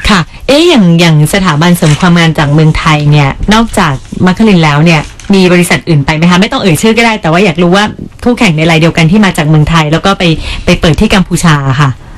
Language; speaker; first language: Thai; native; Thai